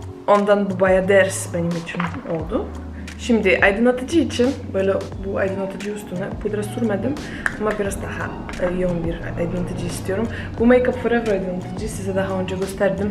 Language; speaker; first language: Turkish; non-native, fluent; Polish